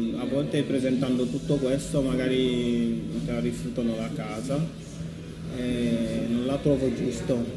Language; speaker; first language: Italian; non-native, fluent; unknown